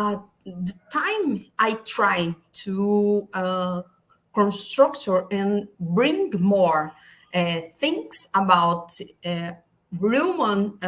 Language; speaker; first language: English; non-native, learner; Portuguese